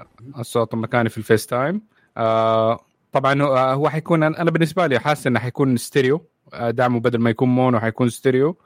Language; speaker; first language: Arabic; native; Arabic